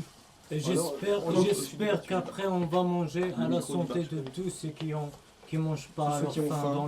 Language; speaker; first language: French; native; French